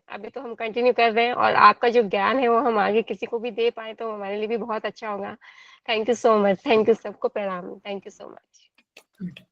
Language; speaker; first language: Hindi; native; Hindi